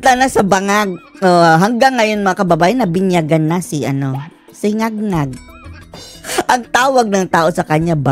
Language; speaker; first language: Filipino; native; Filipino